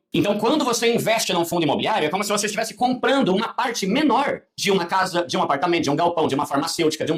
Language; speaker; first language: Portuguese; native; Portuguese